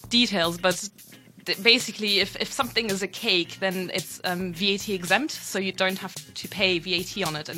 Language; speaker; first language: English; non-native, fluent; German